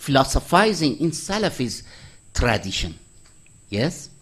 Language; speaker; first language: English; non-native, fluent; Persian